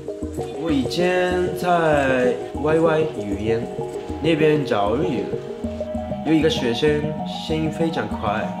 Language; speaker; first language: Chinese; non-native, fluent; Japanese